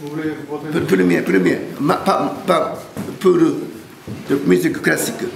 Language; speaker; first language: French; non-native, learner; Japanese